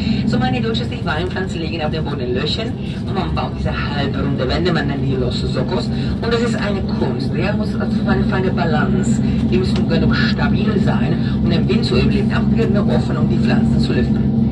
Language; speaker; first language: German; non-native, fluent; Czech